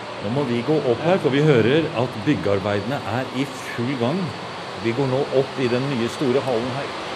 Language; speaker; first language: Norwegian; native; Norwegian